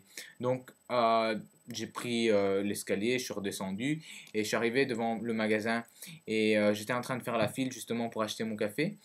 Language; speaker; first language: French; early bilingual, other home language; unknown